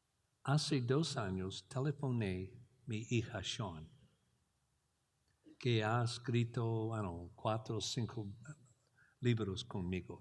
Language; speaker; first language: Spanish; non-native, learner; English